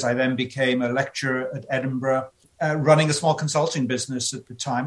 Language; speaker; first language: English; native; English